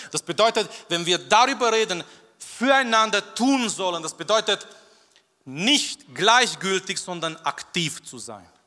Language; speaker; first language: German; non-native, fluent; Romanian